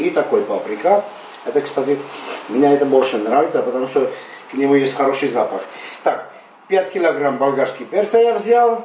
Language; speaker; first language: Russian; non-native, fluent; Armenian